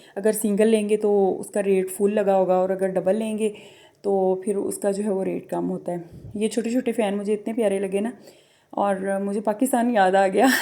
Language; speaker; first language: Urdu; non-native, local second language; Punjabi